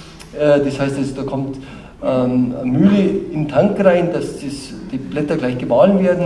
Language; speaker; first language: German; native; German